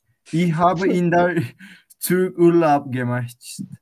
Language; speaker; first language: German; non-native, learner; Turkish